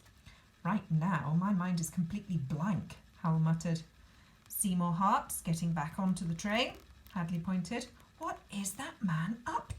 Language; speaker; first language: English; native; English